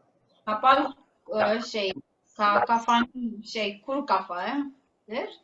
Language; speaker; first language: Turkish; non-native, fluent; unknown